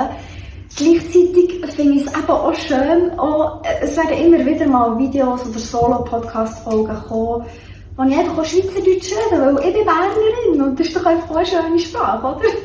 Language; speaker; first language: German; native; German